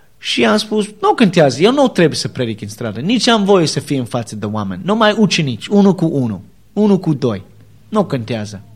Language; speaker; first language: Romanian; non-native, learner; English